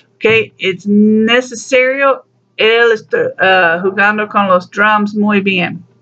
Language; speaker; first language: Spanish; non-native, learner; English